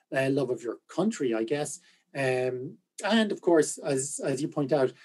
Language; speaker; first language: English; native; English